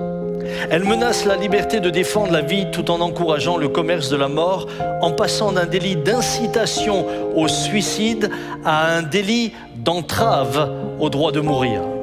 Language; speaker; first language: French; native; French